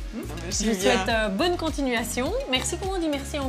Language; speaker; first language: French; native; French